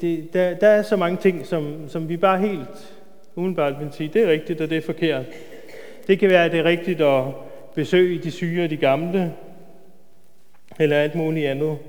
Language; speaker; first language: Danish; native; Danish